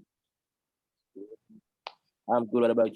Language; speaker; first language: English; non-native, learner; Haitian Creole